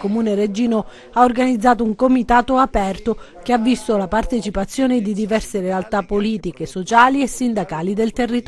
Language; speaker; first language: Italian; native; Italian